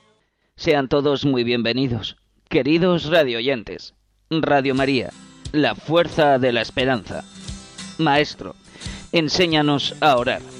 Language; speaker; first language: Spanish; native; Spanish